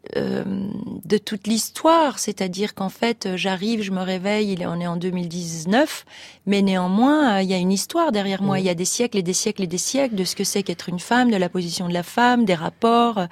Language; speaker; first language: French; native; French